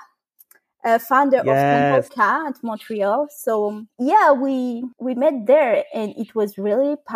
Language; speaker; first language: English; non-native, fluent; French